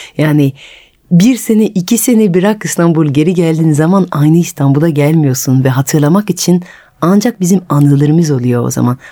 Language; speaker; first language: Turkish; non-native, fluent; French